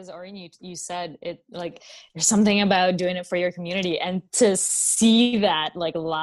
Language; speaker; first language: English; non-native, local second language; Filipino